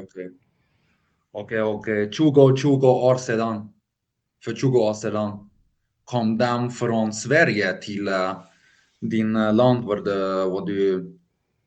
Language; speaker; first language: Swedish; non-native, learner; German